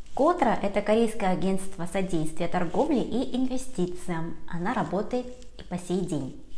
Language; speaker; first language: Russian; early bilingual, other home language; Korean